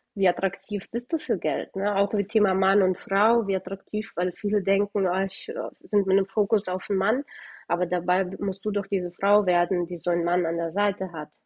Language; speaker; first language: German; early bilingual, other home language; Russian